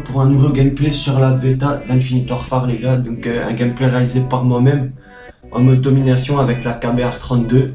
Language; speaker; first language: French; native; French